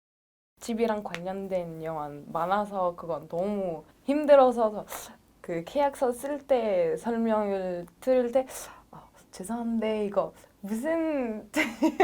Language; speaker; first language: Korean; non-native, fluent; French